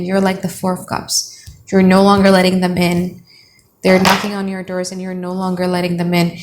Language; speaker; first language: English; non-native, fluent; Indonesian